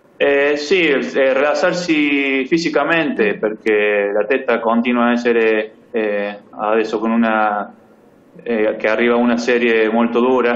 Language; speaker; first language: Italian; non-native, fluent; Spanish